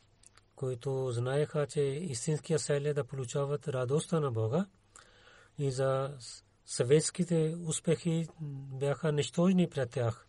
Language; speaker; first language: Bulgarian; non-native, learner; Urdu